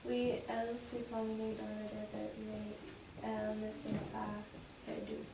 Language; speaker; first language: French; non-native, learner; English